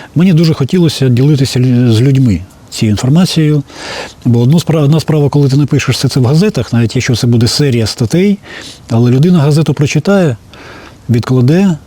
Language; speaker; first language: Ukrainian; native; Ukrainian